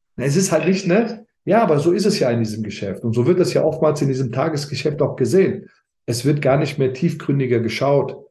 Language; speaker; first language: German; early bilingual, other home language; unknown